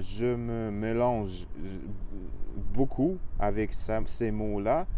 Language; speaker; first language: French; non-native, learner; Russian